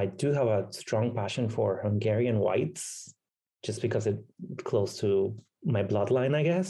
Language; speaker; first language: English; non-native, fluent; Spanish